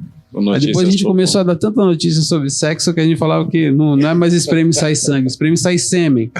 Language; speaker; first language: Portuguese; native; Portuguese